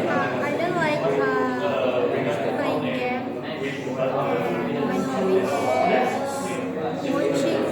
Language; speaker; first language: English; non-native, learner; Indonesian